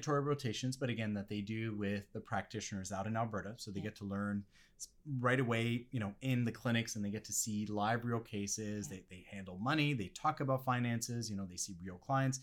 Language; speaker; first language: English; non-native, fluent; French